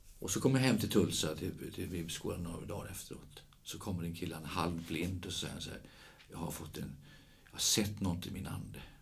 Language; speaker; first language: Swedish; native; Swedish